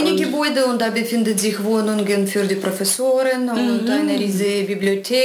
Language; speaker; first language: German; non-native, fluent; Russian